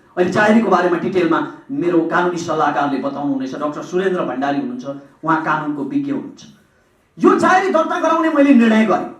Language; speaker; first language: Nepali; native; Nepali